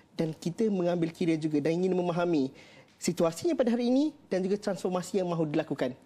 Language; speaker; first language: Malay; native; Malay